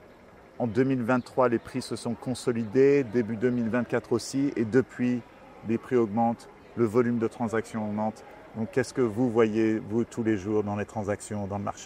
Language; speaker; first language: French; native; French